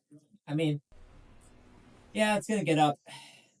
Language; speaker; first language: English; native; English